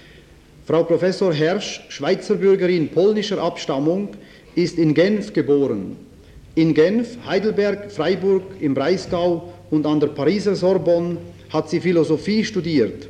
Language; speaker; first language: German; native; German